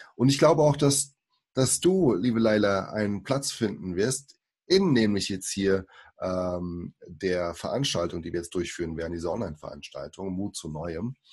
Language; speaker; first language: German; early bilingual, other home language; Portuguese